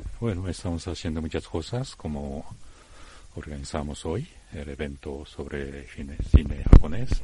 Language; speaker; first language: Spanish; non-native, fluent; Japanese